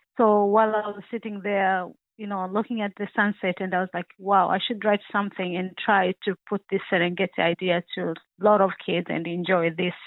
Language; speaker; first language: English; non-native, local second language; Swahili